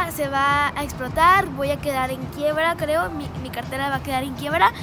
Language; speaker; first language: Spanish; native; Spanish